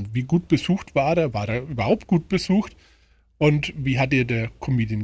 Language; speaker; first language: German; native; German